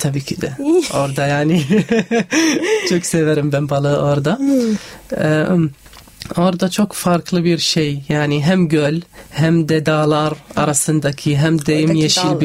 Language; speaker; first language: Turkish; non-native, learner; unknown